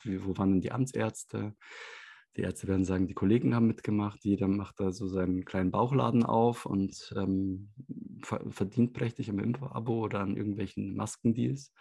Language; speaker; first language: German; native; German